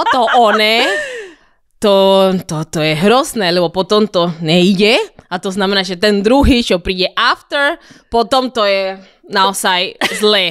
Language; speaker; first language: Slovak; non-native, fluent; Spanish